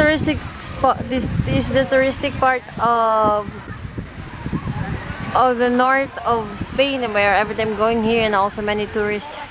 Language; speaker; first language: English; non-native, local second language; Cebuano